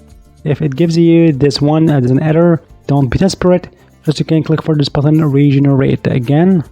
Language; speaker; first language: English; non-native, fluent; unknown